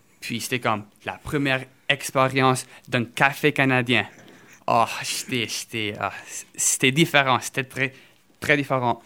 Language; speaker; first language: French; early bilingual, other home language; Portuguese